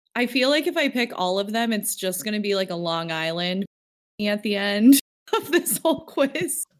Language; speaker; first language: English; early bilingual, other home language; Filipino